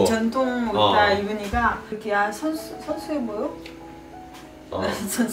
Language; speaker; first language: Korean; non-native, fluent; French